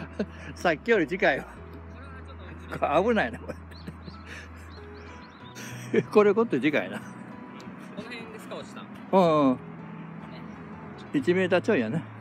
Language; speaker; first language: Japanese; native; Japanese